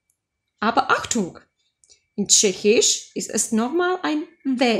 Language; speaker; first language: German; non-native, fluent; Czech